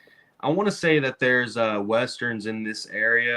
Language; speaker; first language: English; native; English